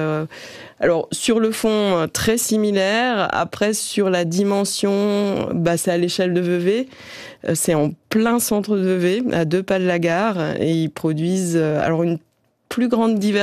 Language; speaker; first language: French; native; French